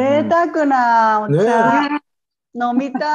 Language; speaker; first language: Japanese; native; Japanese